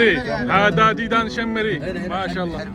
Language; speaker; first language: Arabic; non-native, learner; Bangla